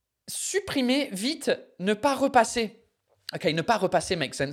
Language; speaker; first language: French; non-native, fluent; English